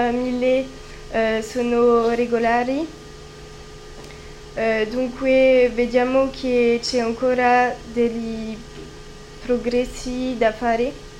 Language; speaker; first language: Italian; non-native, learner; French